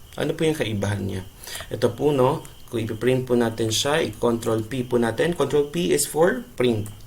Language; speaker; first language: Filipino; non-native, local second language; Cebuano